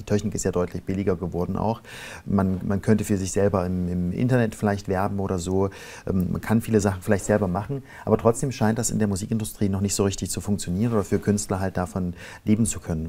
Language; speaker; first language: German; native; German